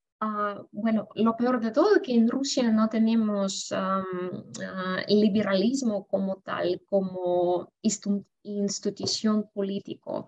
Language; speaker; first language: Spanish; non-native, fluent; Russian